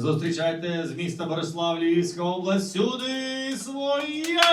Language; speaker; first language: Ukrainian; native; Ukrainian